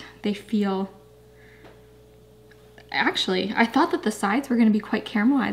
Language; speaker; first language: English; native; English